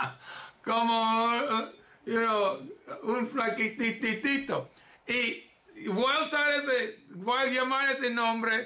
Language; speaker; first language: Spanish; early bilingual, heritage; English